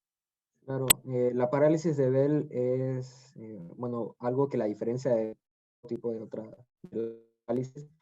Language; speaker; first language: Spanish; native; Spanish